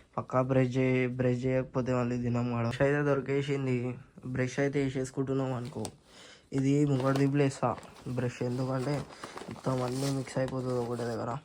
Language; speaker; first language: Telugu; non-native, local second language; Marathi